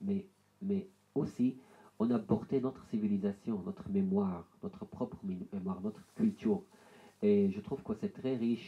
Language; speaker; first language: French; non-native, learner; Arabic